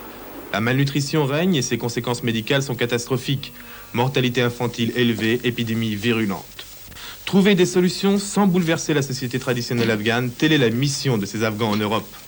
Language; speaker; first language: French; native; French